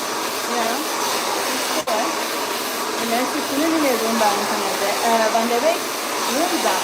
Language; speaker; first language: Dutch; non-native, learner; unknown